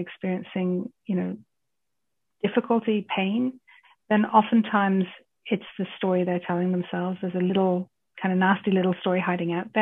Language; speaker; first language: English; native; English